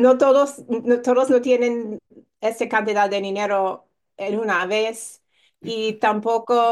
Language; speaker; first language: Spanish; non-native, fluent; English